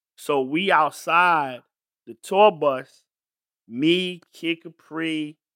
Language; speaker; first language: English; native; English